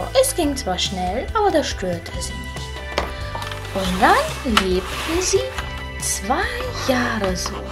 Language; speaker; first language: German; early bilingual, other home language; Russian